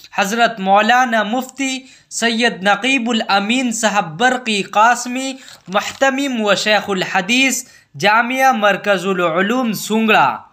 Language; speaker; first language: Urdu; native; Urdu